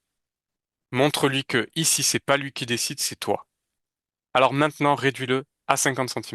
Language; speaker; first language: French; native; French